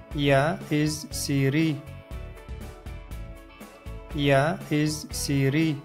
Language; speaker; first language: Russian; non-native, learner; Arabic